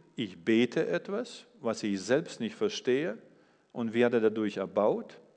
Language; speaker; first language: German; non-native, fluent; English